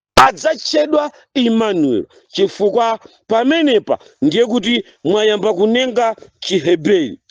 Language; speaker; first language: Nyanja; non-native, local second language; Yao